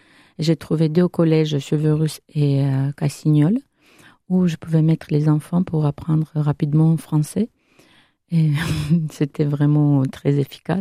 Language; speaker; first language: French; non-native, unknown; Armenian